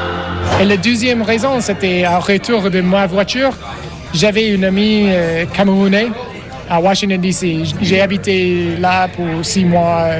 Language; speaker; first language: French; non-native, learner; English